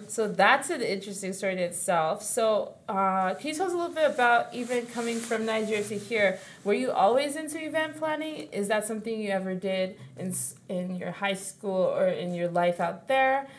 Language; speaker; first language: English; early bilingual, other home language; Yoruba